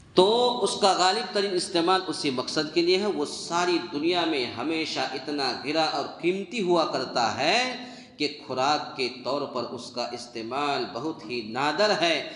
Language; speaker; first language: Urdu; native; Urdu